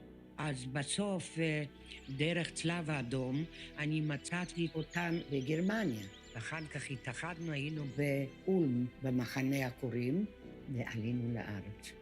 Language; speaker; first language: Hebrew; early bilingual, other home language; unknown